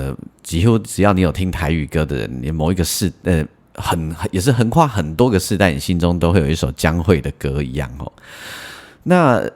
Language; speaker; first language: Chinese; native; Chinese